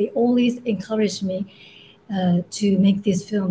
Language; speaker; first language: English; non-native, fluent; Japanese